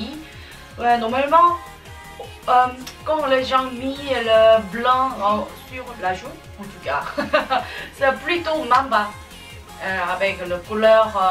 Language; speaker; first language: French; non-native, learner; Japanese